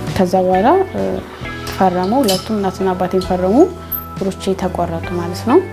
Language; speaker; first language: Amharic; native; Amharic